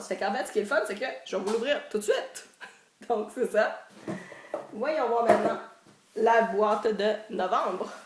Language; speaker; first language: French; native; French